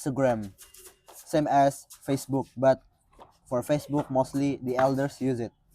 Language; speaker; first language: English; non-native, fluent; Indonesian